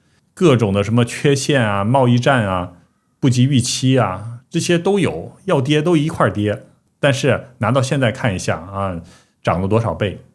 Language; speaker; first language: Chinese; native; Chinese